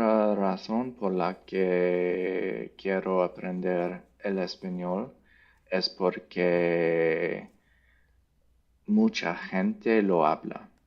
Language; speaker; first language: Spanish; non-native, learner; English